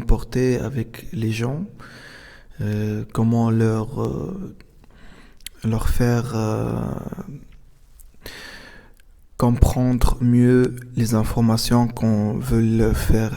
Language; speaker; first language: French; non-native, local second language; Arabic